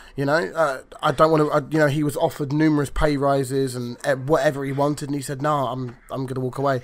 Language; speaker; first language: English; native; English